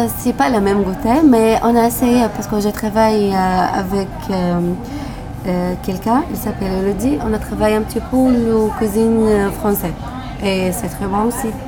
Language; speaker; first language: French; non-native, learner; Arabic